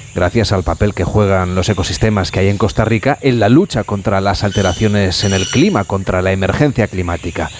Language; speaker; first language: Spanish; native; Spanish